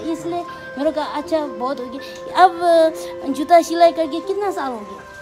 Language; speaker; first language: Hindi; non-native, local second language; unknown